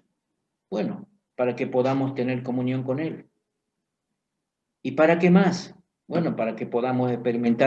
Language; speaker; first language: Spanish; native; Spanish